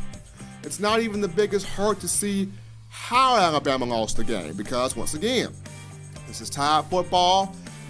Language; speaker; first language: English; native; English